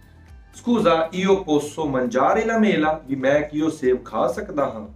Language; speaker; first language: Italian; non-native, fluent; Punjabi